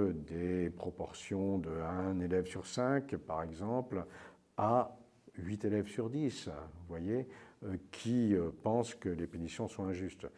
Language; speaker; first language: French; native; French